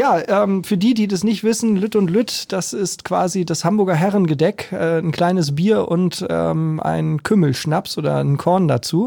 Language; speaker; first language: German; native; German